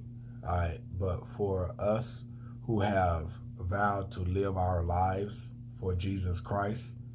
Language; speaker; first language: English; native; English